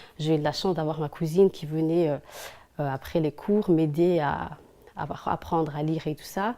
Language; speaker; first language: French; early bilingual, other home language; Somali